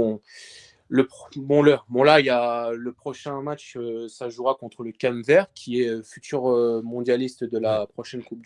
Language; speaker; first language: French; early bilingual, other home language; Persian